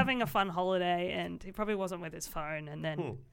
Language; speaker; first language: English; native; English